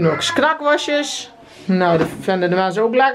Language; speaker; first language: Dutch; native; Dutch